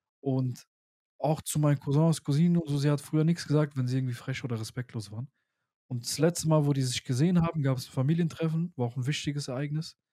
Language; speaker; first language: German; early bilingual, other home language; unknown